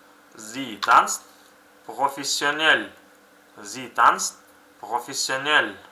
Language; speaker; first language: German; non-native, fluent; Uzbek